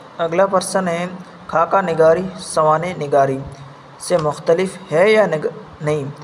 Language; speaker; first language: Urdu; native; Urdu